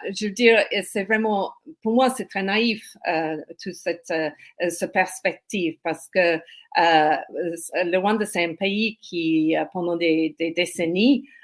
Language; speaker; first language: French; non-native, fluent; English